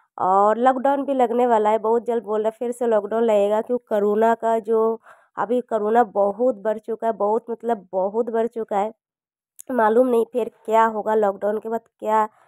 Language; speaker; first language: Hindi; non-native, local second language; Bangla